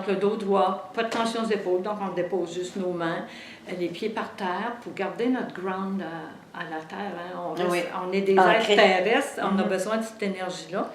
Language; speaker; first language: French; native; French